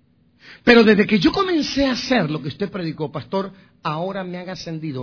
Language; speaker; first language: Spanish; native; Spanish